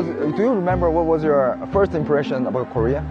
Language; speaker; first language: English; non-native, fluent; Korean